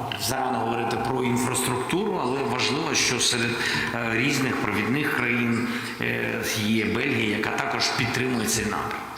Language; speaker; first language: Ukrainian; non-native, local second language; Russian